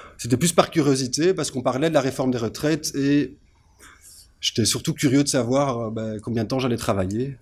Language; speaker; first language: French; native; French